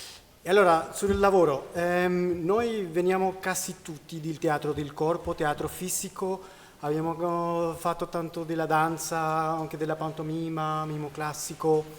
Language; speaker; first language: Italian; non-native, learner; Spanish